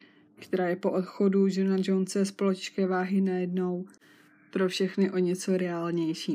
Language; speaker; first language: Czech; native; Czech